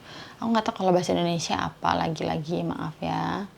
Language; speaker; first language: Indonesian; native; Indonesian